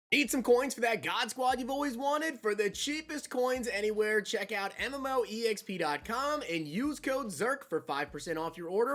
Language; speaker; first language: English; native; English